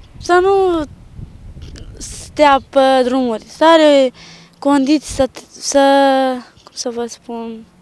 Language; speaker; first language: Romanian; non-native, local second language; Turkish